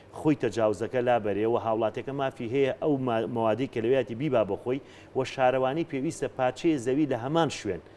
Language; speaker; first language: Central Kurdish; native; Central Kurdish